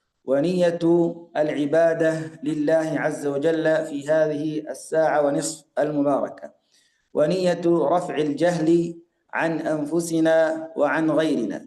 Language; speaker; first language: Arabic; native; Arabic